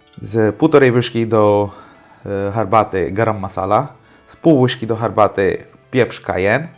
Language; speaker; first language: Polish; non-native, fluent; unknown